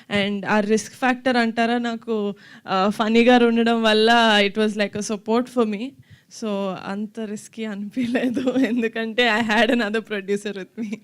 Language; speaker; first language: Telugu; native; Telugu